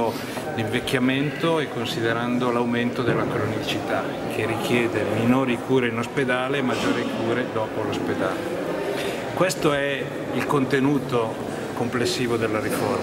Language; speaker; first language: Italian; native; Italian